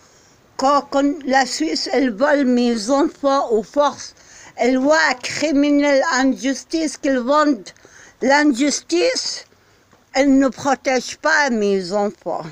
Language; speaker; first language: French; non-native, learner; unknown